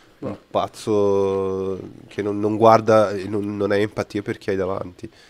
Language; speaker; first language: Italian; non-native, fluent; Portuguese